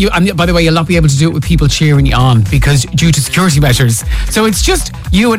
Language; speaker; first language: English; native; English